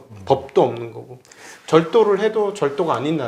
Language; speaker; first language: Korean; native; Korean